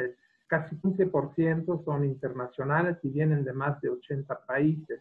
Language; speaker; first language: Spanish; non-native, fluent; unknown